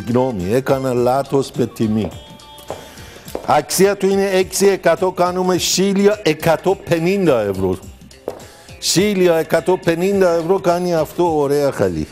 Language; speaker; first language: Greek; non-native, learner; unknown